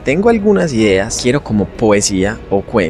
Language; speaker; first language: Spanish; native; Spanish